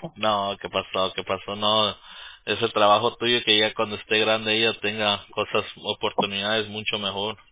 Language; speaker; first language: Spanish; early bilingual, heritage; Spanish